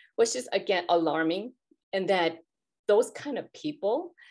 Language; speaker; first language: English; native; English